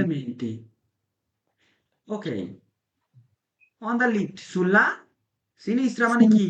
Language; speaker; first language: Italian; non-native, fluent; Bangla